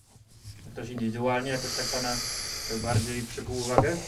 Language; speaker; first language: Polish; native; Polish